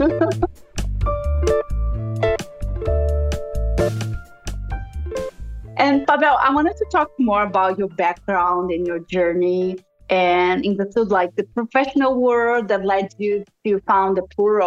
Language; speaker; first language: English; non-native, fluent; Portuguese